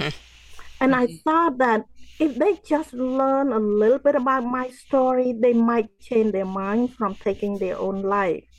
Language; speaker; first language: English; non-native, fluent; Khmer